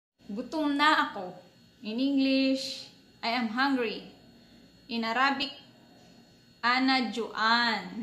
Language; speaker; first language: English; non-native, local second language; Filipino